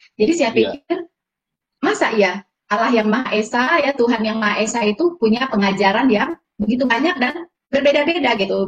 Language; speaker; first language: Indonesian; non-native, local second language; Minangkabau